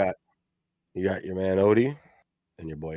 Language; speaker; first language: English; native; English